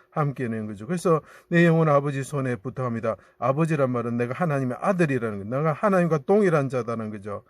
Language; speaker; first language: Korean; native; Korean